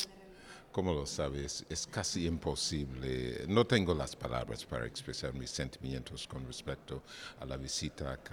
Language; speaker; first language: Spanish; non-native, fluent; English